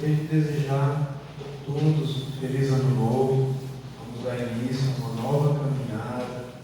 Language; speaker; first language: Portuguese; native; Portuguese